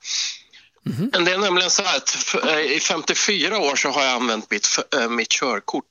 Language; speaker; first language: Swedish; native; Swedish